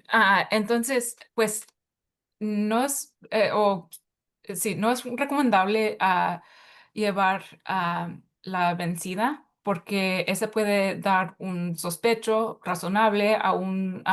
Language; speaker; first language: Spanish; early bilingual, heritage; Spanish